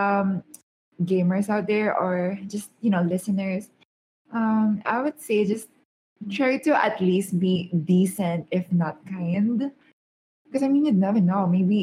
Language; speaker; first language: English; non-native, local second language; Filipino